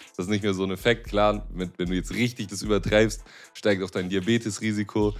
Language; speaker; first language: German; native; German